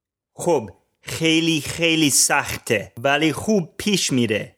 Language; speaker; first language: Persian; non-native, learner; English